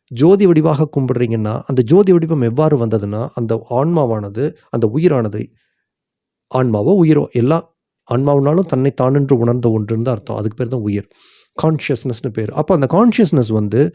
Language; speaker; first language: Tamil; native; Tamil